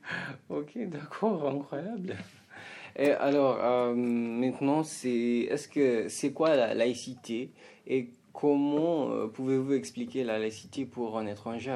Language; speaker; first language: French; non-native, fluent; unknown